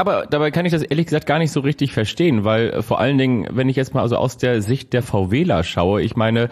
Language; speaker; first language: German; native; German